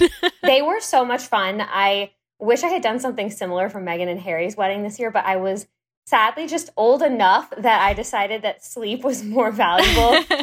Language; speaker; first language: English; native; English